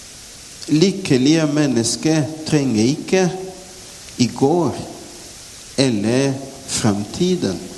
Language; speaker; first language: Norwegian; non-native, fluent; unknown